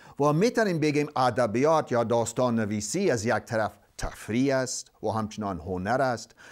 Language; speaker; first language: Persian; non-native, fluent; English